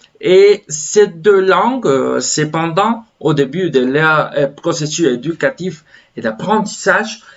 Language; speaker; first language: French; non-native, fluent; Spanish